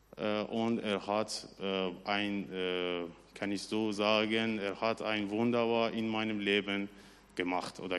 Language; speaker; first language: German; non-native, learner; Persian